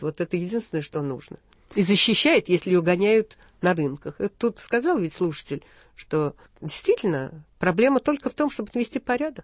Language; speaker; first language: Russian; native; Russian